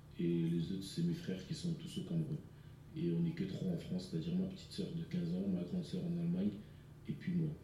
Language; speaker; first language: French; early bilingual, other home language; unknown